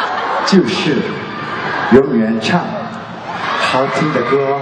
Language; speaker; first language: Chinese; non-native, learner; Korean